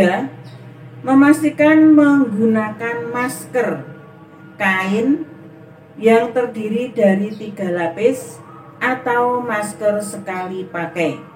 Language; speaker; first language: Indonesian; native; Indonesian